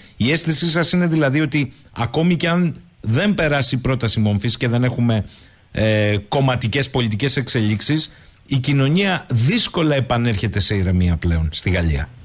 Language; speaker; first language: Greek; native; Greek